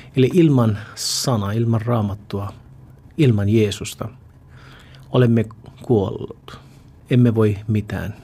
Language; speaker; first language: Finnish; non-native, fluent; Urdu